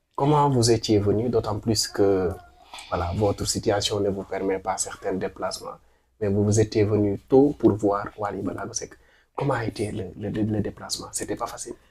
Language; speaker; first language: French; non-native, local second language; Wolof